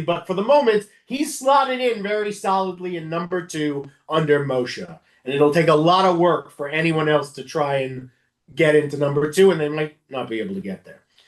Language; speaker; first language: English; native; English